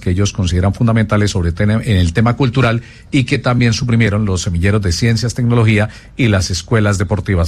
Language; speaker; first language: Spanish; native; Spanish